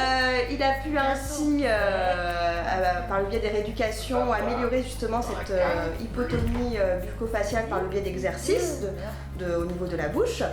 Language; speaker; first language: French; native; French